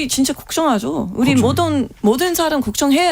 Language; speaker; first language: Korean; non-native, fluent; English